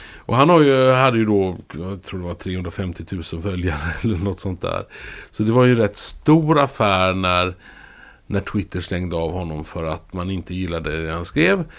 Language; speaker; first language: Swedish; native; Swedish